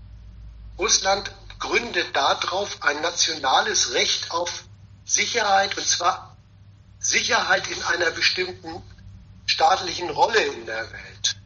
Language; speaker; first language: German; native; German